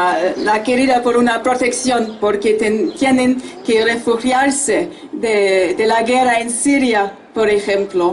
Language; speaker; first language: Spanish; non-native, fluent; German